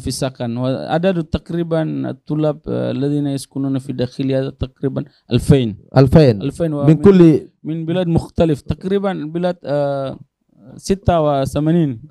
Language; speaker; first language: Arabic; non-native, learner; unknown